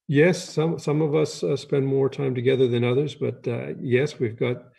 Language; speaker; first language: English; native; English